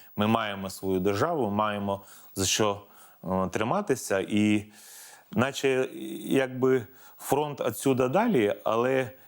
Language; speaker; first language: Ukrainian; native; Ukrainian